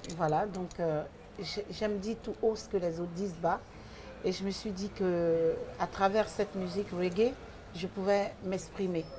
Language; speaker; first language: French; early bilingual, other home language; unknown